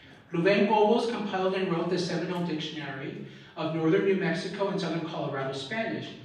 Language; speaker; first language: English; early bilingual, other home language; Spanish